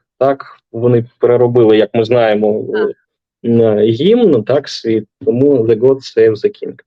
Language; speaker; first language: Ukrainian; non-native, local second language; Russian